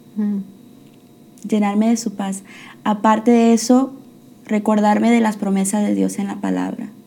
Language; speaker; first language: Spanish; early bilingual, heritage; Spanish